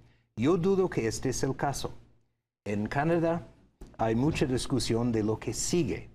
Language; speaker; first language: Spanish; non-native, fluent; English